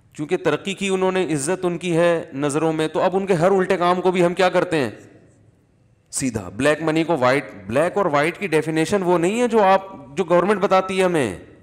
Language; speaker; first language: Urdu; native; Urdu